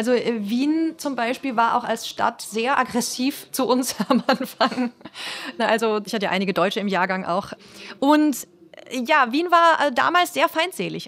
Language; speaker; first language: German; native; German